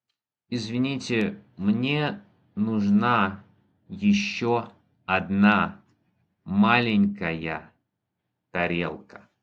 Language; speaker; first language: Russian; non-native, fluent; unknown